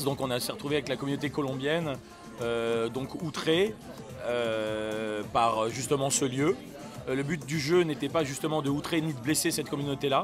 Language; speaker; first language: French; native; French